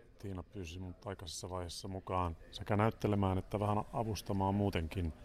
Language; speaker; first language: Finnish; non-native, local second language; Swedish